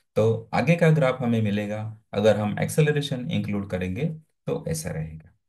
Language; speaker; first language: Hindi; non-native, local second language; Gujarati